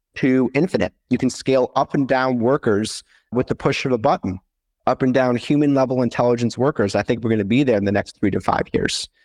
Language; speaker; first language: English; native; English